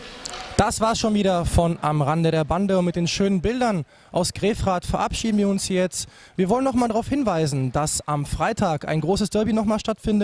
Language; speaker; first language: German; native; German